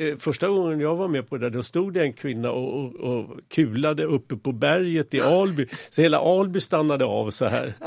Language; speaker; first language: Swedish; native; Swedish